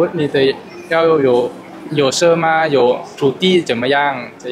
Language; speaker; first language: Chinese; non-native, fluent; Lao